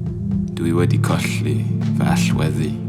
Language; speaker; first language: Welsh; non-native, learner; English